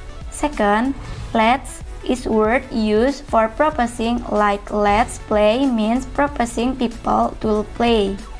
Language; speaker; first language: English; non-native, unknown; Indonesian